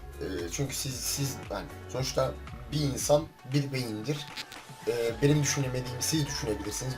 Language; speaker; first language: Turkish; native; Turkish